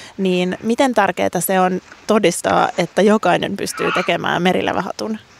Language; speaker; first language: Finnish; native; Finnish